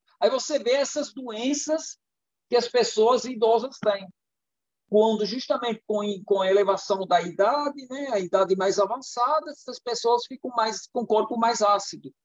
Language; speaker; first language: Portuguese; non-native, fluent; German